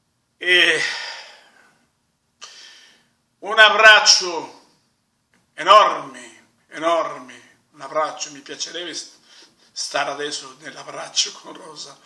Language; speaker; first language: Italian; non-native, fluent; Spanish